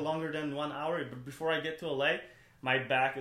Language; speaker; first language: English; non-native, fluent; German